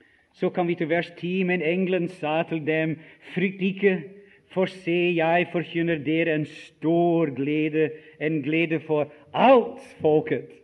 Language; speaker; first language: Norwegian; non-native, fluent; English